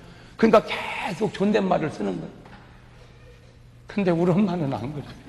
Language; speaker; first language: Korean; native; Korean